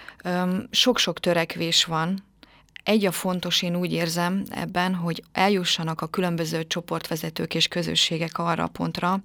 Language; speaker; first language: Hungarian; native; Hungarian